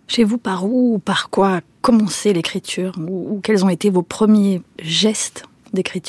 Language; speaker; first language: French; native; French